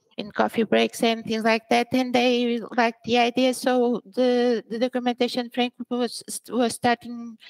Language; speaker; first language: English; early bilingual, other home language; Portuguese